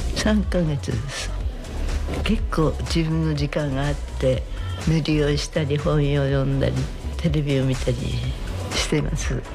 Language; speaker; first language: Japanese; native; Japanese